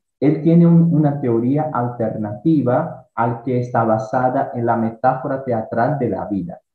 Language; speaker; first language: Spanish; non-native, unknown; Portuguese